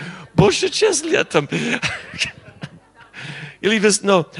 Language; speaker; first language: Russian; non-native, learner; English